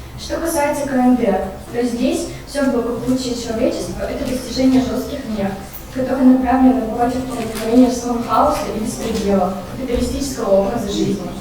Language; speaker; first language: Russian; native; Russian